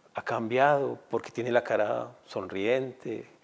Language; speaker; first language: Spanish; native; Spanish